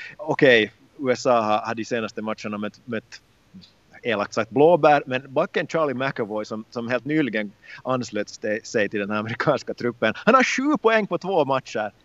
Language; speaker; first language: Swedish; native; Swedish